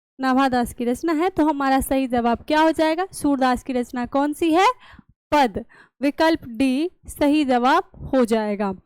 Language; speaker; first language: Hindi; native; Hindi